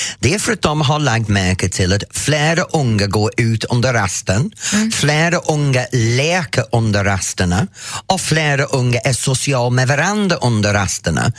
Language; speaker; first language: Swedish; non-native, fluent; English